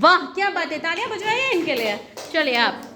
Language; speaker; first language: Hindi; native; Hindi